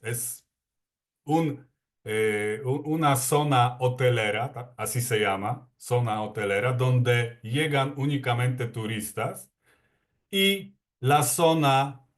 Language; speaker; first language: Spanish; non-native, fluent; Polish